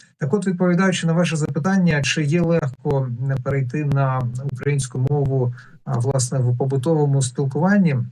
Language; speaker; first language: Ukrainian; non-native, local second language; Russian